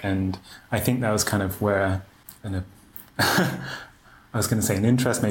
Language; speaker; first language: English; native; English